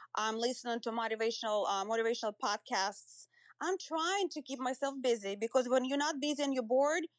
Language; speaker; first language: English; non-native, fluent; Russian